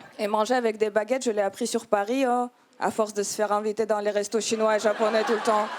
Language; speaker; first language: French; non-native, fluent; Russian